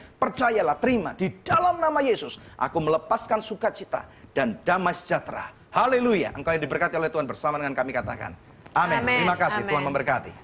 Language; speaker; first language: Indonesian; native; Indonesian